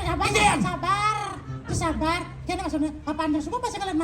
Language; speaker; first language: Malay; non-native, local second language; Balinese